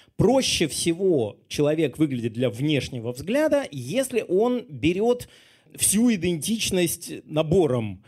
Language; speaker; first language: Russian; native; Russian